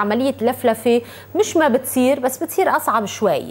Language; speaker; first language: Arabic; native; Arabic